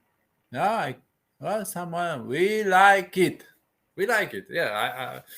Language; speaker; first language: English; non-native, fluent; Polish